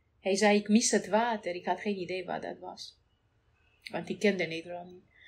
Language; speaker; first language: Dutch; non-native, fluent; Romanian